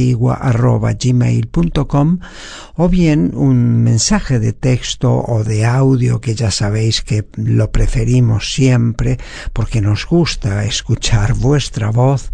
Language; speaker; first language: Spanish; native; Spanish